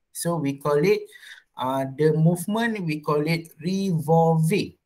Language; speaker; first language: English; non-native, local second language; Malay